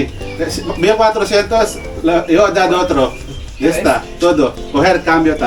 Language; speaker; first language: Spanish; non-native, learner; Filipino